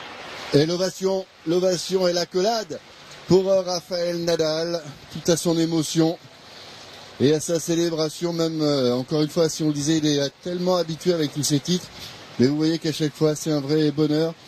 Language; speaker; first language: French; native; French